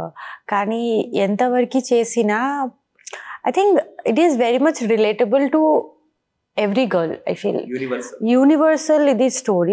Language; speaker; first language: Telugu; non-native, learner; Bangla